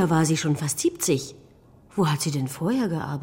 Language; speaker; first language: German; native; German